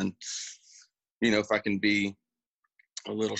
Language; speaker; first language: English; native; English